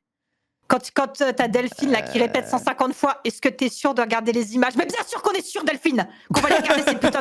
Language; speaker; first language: French; native; French